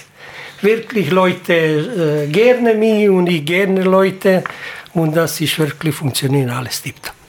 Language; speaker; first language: German; non-native, learner; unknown